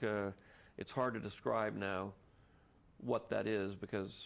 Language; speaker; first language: English; native; English